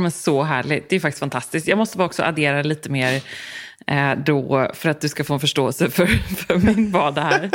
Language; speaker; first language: Swedish; native; Swedish